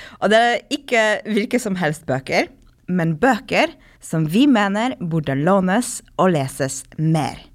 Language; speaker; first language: Norwegian; non-native, fluent; Polish